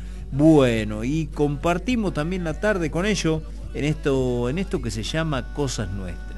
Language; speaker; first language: Spanish; native; Spanish